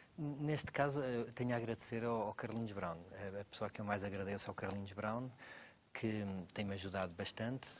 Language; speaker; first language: Portuguese; native; Portuguese